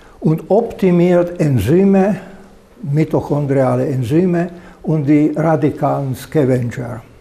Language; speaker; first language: German; non-native, fluent; Slovak